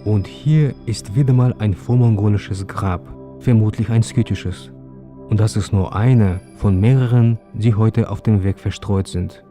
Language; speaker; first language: German; native; German